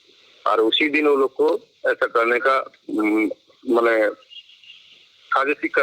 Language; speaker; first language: Hindi; non-native, local second language; Bangla